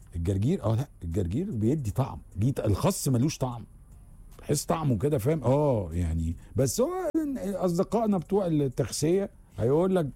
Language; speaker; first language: Egyptian Arabic; native; Egyptian Arabic